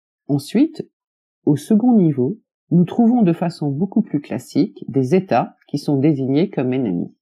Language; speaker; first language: French; native; French